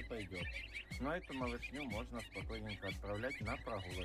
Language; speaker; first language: Russian; native; Russian